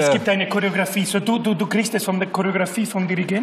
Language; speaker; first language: German; non-native, learner; Spanish